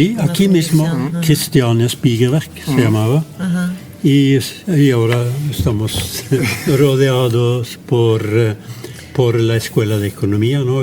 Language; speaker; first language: Spanish; non-native, fluent; Norwegian